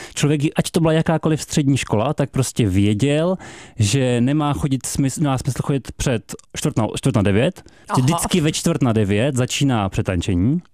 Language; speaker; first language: Czech; native; Czech